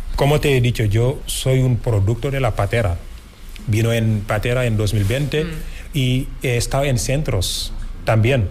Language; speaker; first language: Spanish; non-native, fluent; Wolof